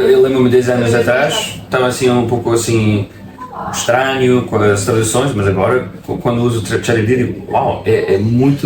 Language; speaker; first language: Portuguese; non-native, fluent; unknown